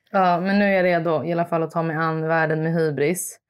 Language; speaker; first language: Swedish; early bilingual, other home language; Italian